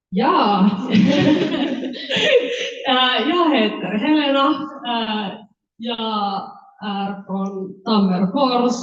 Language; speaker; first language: Swedish; non-native, learner; Finnish